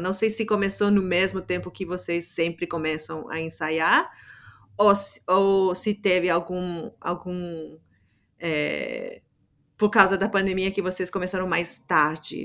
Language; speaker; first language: Portuguese; non-native, fluent; English